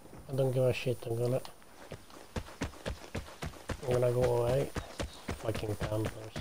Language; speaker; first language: English; non-native, fluent; Italian